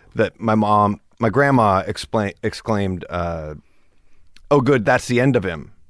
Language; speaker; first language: English; early bilingual, other home language; German